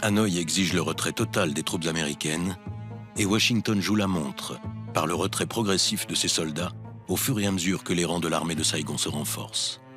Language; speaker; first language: French; native; French